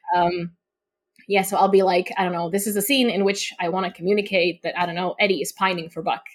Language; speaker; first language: English; non-native, fluent; Slovak